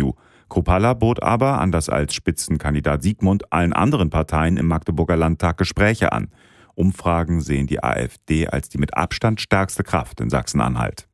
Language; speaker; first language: German; native; German